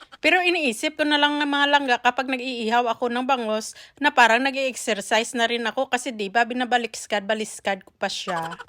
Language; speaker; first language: Filipino; non-native, local second language; Hiligaynon